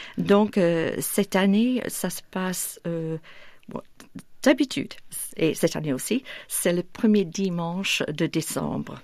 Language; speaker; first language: French; non-native, fluent; English